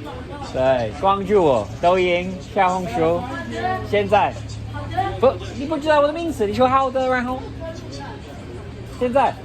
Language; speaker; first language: Chinese; non-native, learner; English